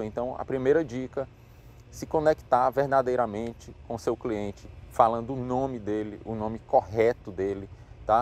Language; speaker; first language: Portuguese; native; Portuguese